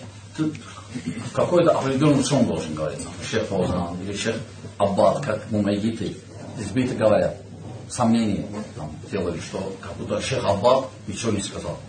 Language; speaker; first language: Russian; non-native, learner; Azerbaijani